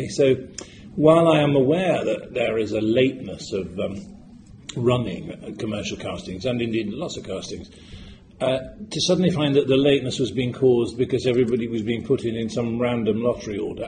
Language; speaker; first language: English; native; English